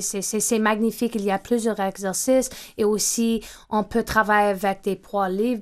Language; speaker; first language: French; non-native, fluent; English